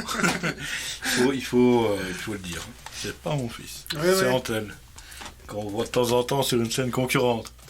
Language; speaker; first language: French; native; French